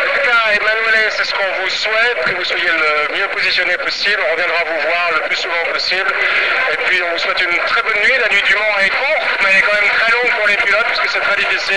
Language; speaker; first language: French; native; French